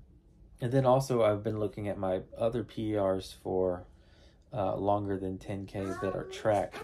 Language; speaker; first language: English; native; English